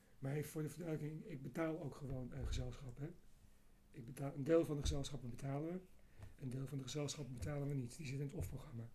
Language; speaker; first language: Dutch; native; Dutch